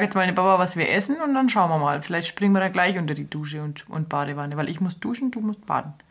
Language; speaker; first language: German; native; German